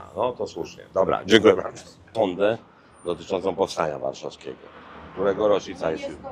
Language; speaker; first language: Polish; native; Polish